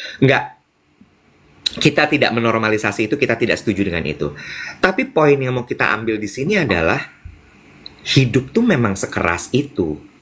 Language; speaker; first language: Indonesian; native; Indonesian